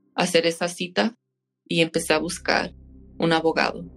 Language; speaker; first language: Spanish; early bilingual, heritage; Spanish